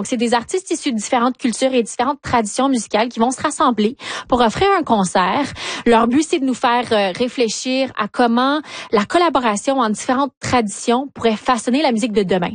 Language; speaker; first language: French; native; French